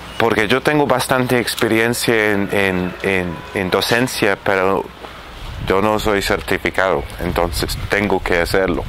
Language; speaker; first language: Spanish; non-native, fluent; Arabic